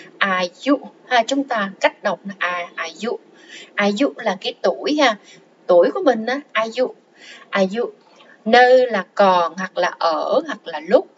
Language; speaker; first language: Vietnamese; non-native, local second language; Khmer